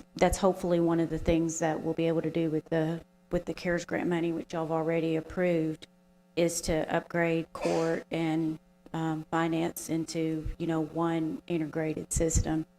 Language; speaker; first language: English; native; English